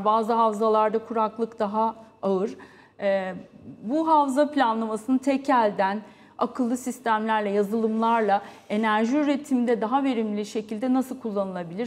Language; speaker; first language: Turkish; native; Turkish